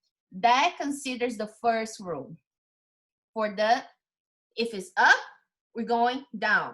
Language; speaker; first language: English; non-native, fluent; Portuguese